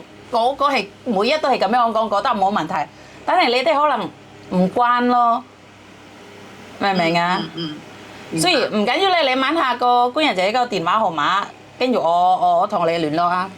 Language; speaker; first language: Cantonese; non-native, fluent; Javanese